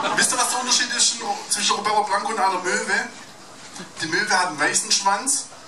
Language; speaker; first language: German; native; German